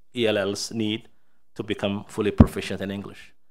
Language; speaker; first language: English; non-native, fluent; Somali